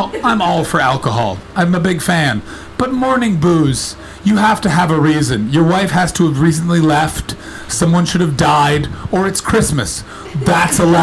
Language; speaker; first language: English; native; English